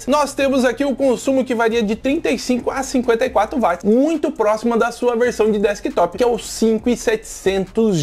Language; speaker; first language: Portuguese; native; Portuguese